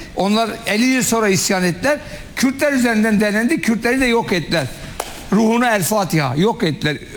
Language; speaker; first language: Turkish; non-native, local second language; Kurdish